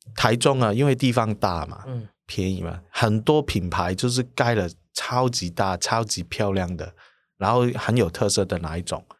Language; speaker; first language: Chinese; non-native, local second language; Cantonese